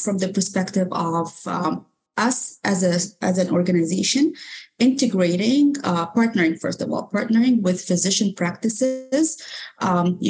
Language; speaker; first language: English; non-native, fluent; Arabic